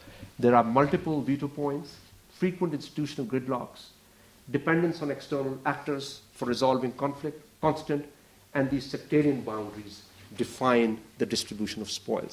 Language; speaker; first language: English; non-native, local second language; Urdu